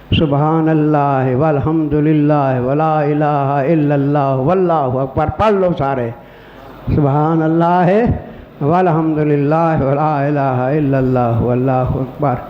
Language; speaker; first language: Urdu; non-native, local second language; Saraiki